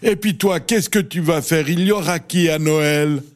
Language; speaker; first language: French; native; French